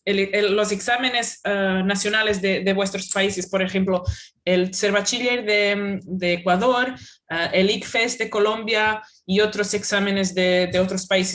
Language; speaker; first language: Spanish; non-native, fluent; Portuguese